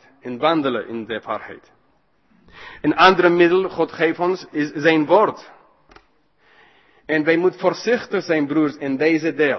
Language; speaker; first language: Dutch; non-native, fluent; English